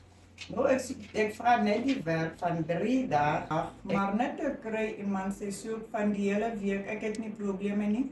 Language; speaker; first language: Afrikaans; non-native, local second language; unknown